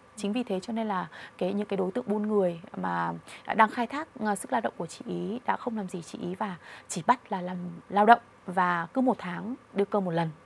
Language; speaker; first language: Vietnamese; native; Vietnamese